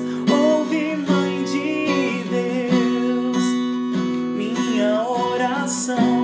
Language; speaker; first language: Portuguese; native; Portuguese